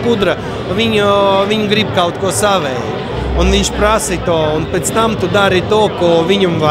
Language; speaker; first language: Latvian; non-native, local second language; Russian